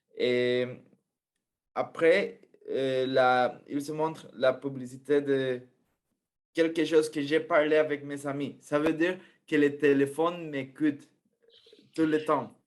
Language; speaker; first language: French; non-native, fluent; Spanish